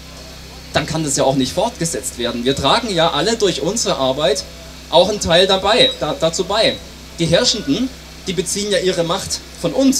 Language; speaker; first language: German; native; German